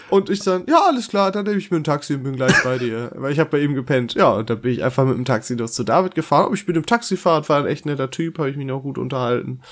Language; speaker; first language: German; native; German